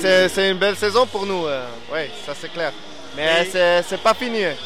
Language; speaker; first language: French; non-native, learner; Dutch